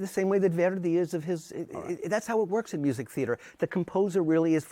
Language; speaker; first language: English; native; English